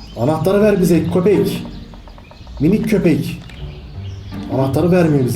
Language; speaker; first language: Turkish; native; Turkish